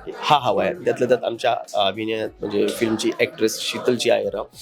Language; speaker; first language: Marathi; native; Marathi